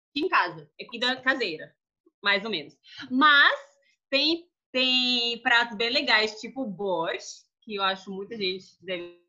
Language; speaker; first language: Portuguese; non-native, fluent; Russian